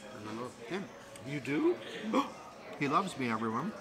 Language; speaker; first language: English; native; English